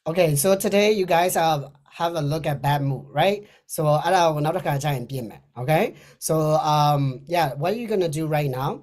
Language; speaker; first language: English; non-native, fluent; Burmese